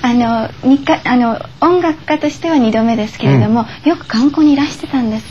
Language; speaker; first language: Japanese; native; Japanese